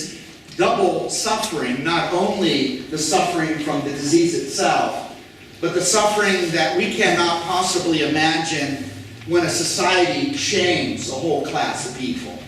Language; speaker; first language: English; native; English